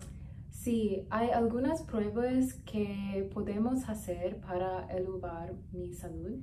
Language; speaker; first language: Spanish; non-native, learner; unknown